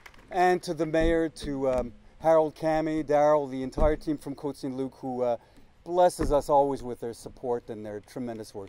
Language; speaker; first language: English; native; English